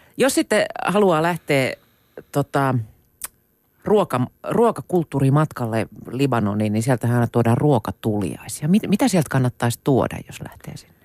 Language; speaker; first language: Finnish; native; Finnish